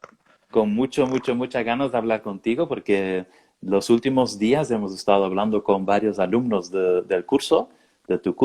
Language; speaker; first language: Spanish; non-native, fluent; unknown